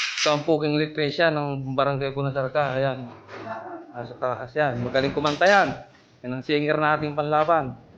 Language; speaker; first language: Filipino; native; Filipino